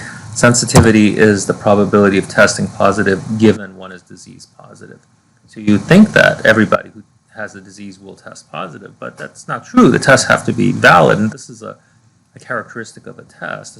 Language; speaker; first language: English; native; English